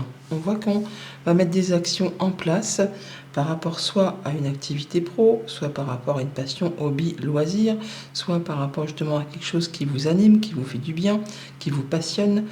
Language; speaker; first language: French; native; French